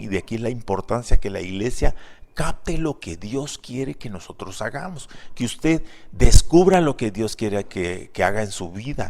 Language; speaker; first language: Spanish; native; Spanish